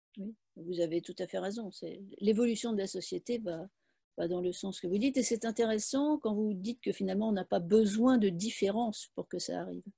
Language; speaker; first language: French; native; French